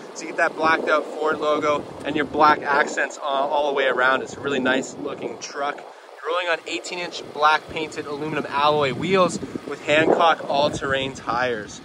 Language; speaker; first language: English; native; English